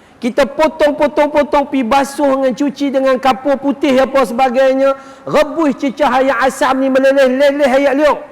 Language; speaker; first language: Malay; native; Malay